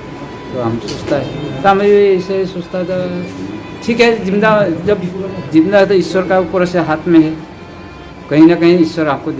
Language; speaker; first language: Hindi; non-native, local second language; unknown